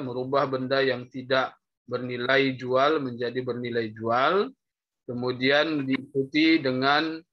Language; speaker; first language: Indonesian; native; Indonesian